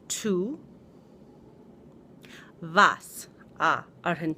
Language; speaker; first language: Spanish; non-native, fluent; English